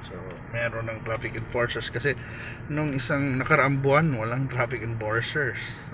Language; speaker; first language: Filipino; non-native, local second language; Cebuano